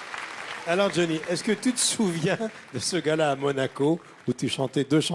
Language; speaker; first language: French; native; French